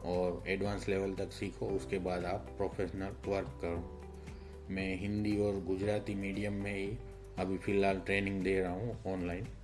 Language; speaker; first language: Hindi; non-native, local second language; Gujarati